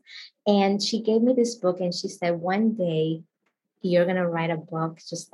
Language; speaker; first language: English; non-native, fluent; Spanish